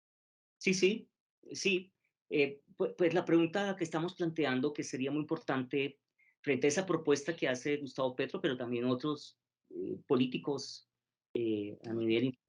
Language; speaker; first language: Spanish; native; Spanish